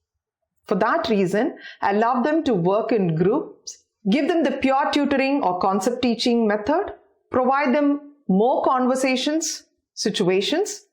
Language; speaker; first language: English; non-native, local second language; Tamil